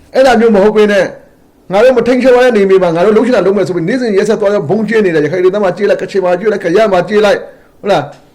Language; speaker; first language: Burmese; native; Burmese